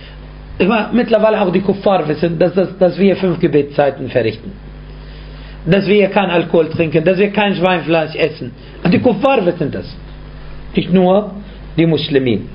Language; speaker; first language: German; non-native, fluent; Arabic